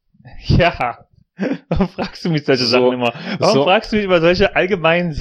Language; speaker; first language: German; native; German